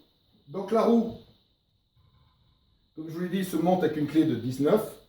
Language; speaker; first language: French; native; French